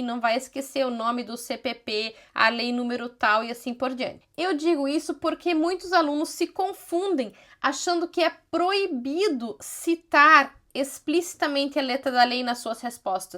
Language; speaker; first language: Portuguese; native; Portuguese